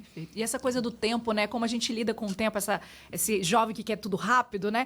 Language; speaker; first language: Portuguese; native; Portuguese